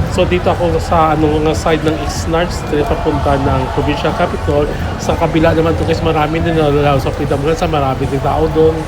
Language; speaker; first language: Filipino; non-native, local second language; Hiligaynon